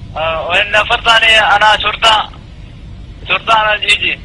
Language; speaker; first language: Arabic; non-native, learner; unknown